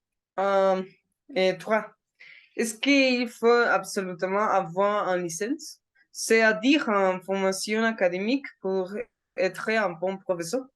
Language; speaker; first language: French; non-native, learner; Spanish